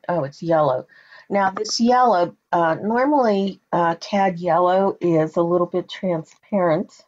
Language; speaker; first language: English; native; English